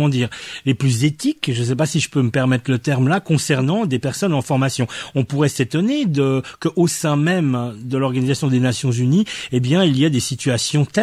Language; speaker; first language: French; native; French